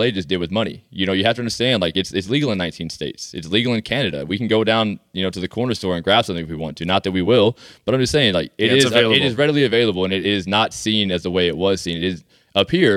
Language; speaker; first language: English; native; English